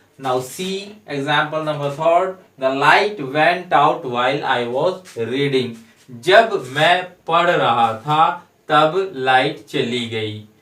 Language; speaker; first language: Hindi; native; Hindi